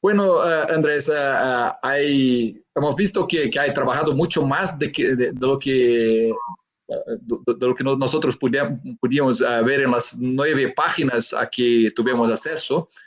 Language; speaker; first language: Spanish; non-native, fluent; Portuguese